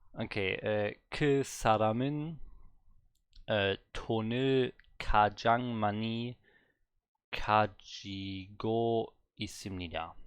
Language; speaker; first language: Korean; non-native, learner; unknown